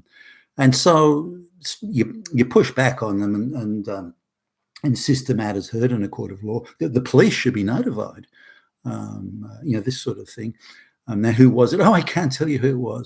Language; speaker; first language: English; native; English